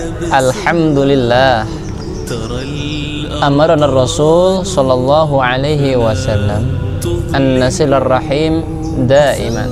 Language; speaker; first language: Arabic; non-native, learner; Indonesian